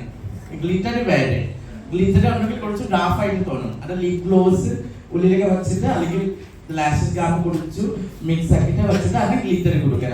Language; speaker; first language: Malayalam; non-native, local second language; Assamese